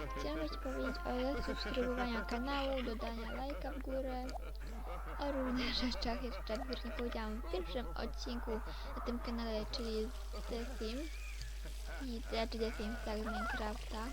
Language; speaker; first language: Polish; native; Polish